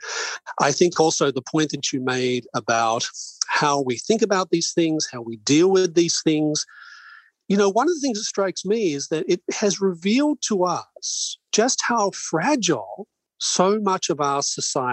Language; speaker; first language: English; native; English